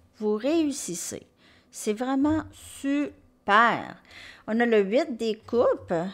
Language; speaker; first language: French; native; French